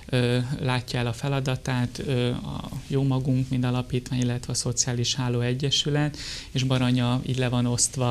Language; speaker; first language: Hungarian; native; Hungarian